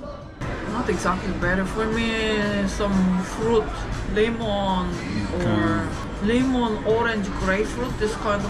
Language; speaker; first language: English; non-native, learner; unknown